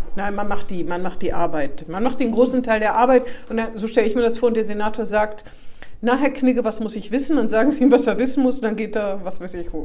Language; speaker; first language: German; native; German